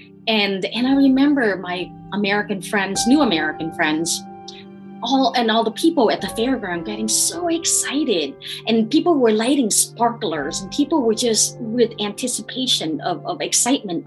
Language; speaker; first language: English; early bilingual, other home language; Khmer